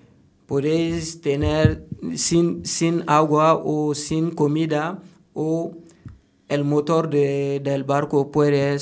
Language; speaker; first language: Spanish; non-native, learner; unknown